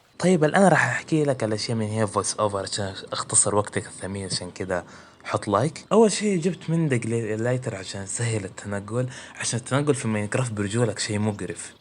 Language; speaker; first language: Arabic; native; Arabic